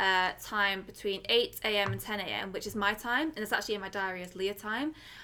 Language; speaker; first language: English; native; English